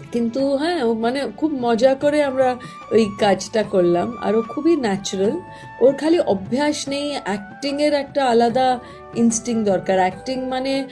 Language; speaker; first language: Bangla; non-native, local second language; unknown